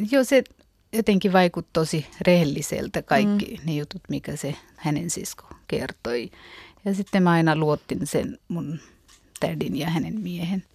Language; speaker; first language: Finnish; non-native, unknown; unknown